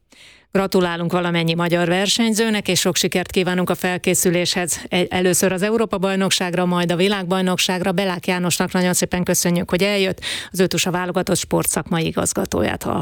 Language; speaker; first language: Hungarian; native; Hungarian